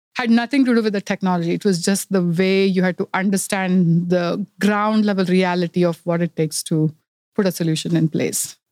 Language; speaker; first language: English; non-native, local second language; Kannada